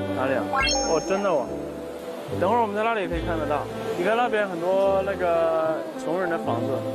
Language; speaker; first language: Chinese; native; Chinese